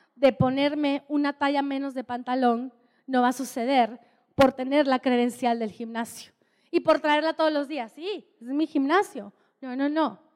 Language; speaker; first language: Spanish; native; Spanish